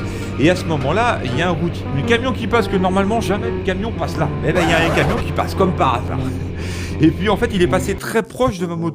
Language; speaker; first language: French; native; French